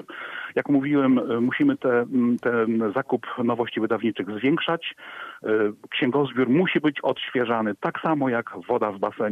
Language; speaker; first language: Polish; native; Polish